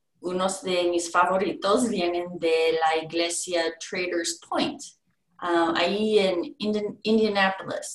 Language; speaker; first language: Spanish; non-native, learner; English